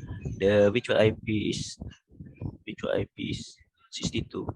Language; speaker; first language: English; non-native, local second language; Malay